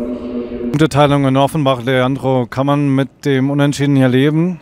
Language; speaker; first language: German; native; German